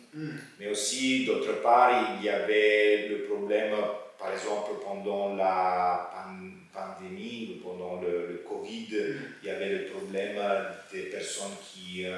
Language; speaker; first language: French; non-native, fluent; Italian